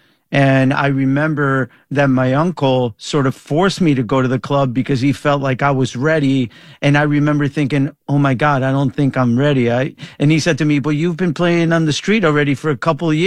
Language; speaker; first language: English; early bilingual, other home language; Spanish